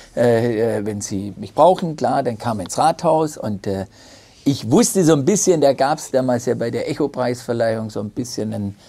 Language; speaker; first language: German; native; German